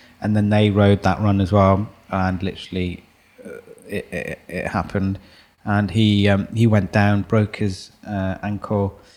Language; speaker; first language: English; early bilingual, other home language; German